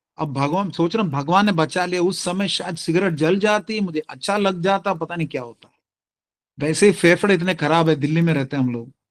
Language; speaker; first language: Hindi; non-native, local second language; Tamil